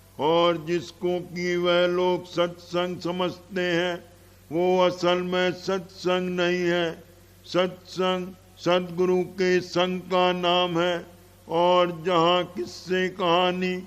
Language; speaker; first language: Hindi; native; Hindi